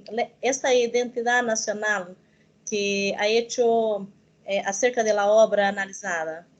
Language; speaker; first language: Spanish; non-native, learner; Portuguese